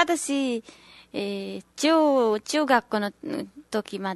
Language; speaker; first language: Japanese; non-native, learner; Nepali